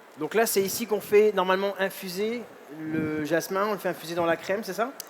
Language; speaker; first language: French; native; French